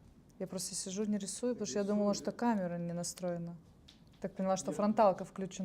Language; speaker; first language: Russian; non-native, fluent; Estonian